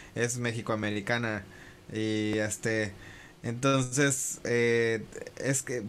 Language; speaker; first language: Spanish; early bilingual, heritage; Spanish